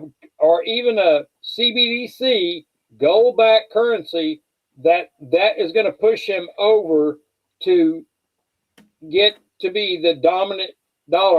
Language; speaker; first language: English; native; English